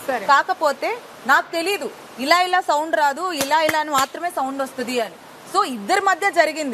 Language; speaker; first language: Telugu; native; Telugu